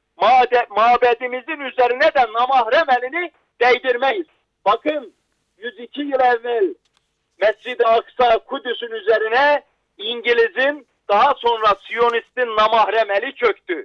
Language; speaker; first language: Turkish; native; Turkish